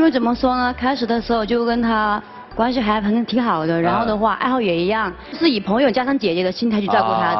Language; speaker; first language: Chinese; native; Chinese